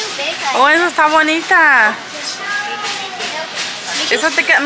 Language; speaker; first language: Spanish; native; Spanish